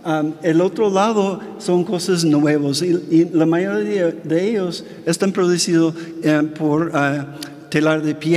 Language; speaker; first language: Spanish; non-native, fluent; English